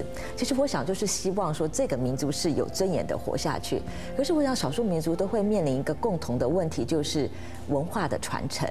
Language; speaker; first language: Chinese; native; Chinese